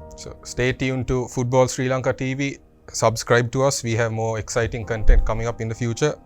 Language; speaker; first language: English; non-native, local second language; Sinhala